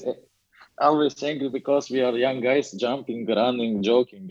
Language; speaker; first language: English; non-native, learner; Latvian